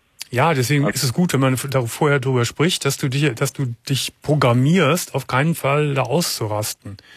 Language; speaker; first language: German; native; German